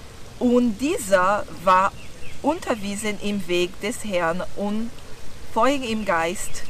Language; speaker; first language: German; non-native, fluent; Portuguese